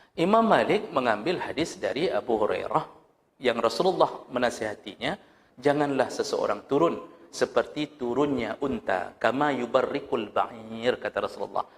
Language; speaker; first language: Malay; non-native, local second language; Achinese